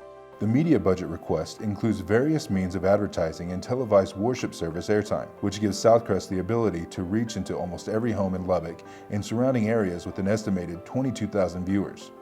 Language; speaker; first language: English; native; English